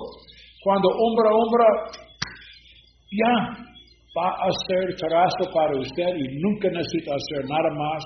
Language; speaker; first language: Spanish; non-native, learner; English